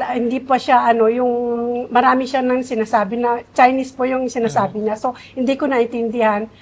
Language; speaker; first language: Filipino; non-native, local second language; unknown